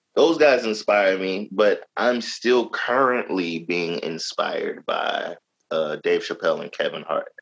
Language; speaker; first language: English; native; English